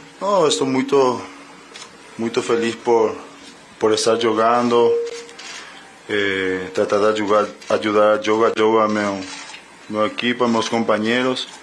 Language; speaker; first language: Portuguese; non-native, learner; Spanish